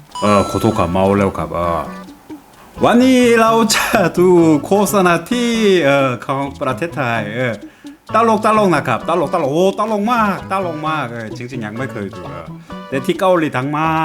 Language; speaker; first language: Thai; non-native, learner; Korean